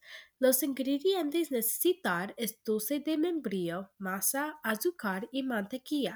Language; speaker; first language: Spanish; non-native, learner; English